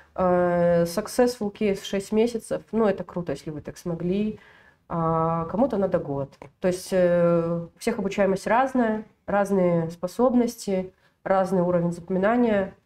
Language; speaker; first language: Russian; native; Russian